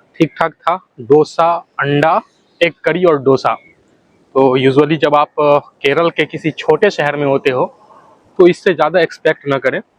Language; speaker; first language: Hindi; native; Hindi